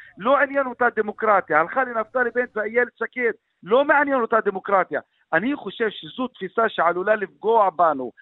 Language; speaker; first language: Hebrew; non-native, local second language; Arabic